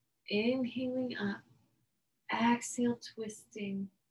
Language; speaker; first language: English; native; English